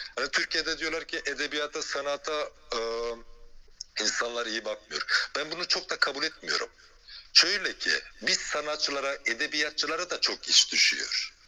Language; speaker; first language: Turkish; early bilingual, heritage; Turkish